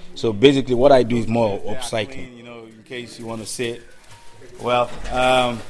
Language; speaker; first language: English; non-native, local second language; Yoruba